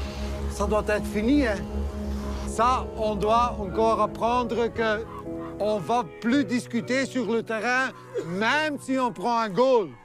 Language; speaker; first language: French; non-native, local second language; Dutch